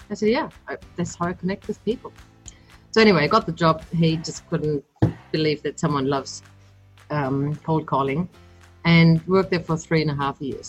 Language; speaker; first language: English; non-native, fluent; German